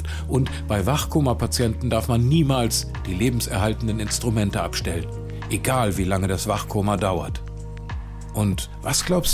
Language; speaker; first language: German; native; German